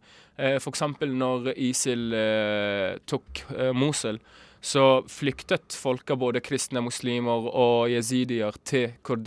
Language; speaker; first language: Norwegian; early bilingual, other home language; Arabic